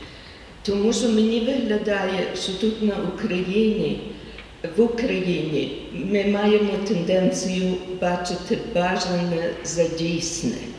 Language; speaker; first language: Ukrainian; early bilingual, heritage; Ukrainian